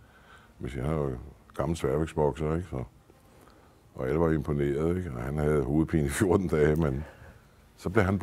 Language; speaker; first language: Danish; native; Danish